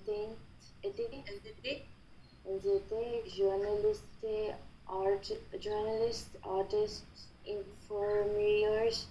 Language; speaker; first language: French; non-native, learner; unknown